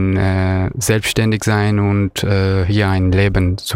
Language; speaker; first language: German; non-native, fluent; Persian